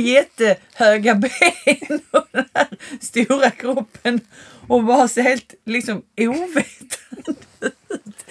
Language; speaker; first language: Swedish; native; Swedish